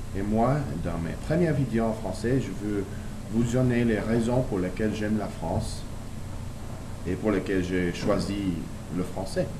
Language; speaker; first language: French; non-native, learner; English